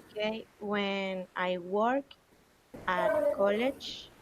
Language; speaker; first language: English; non-native, learner; Spanish